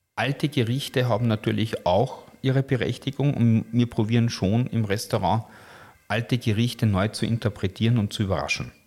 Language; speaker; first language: German; native; German